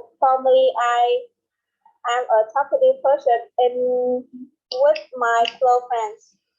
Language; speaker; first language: English; non-native, learner; Vietnamese